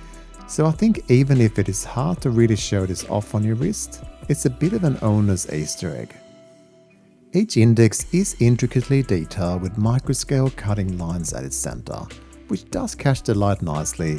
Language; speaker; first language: English; native; English